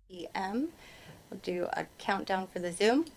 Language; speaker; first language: English; native; English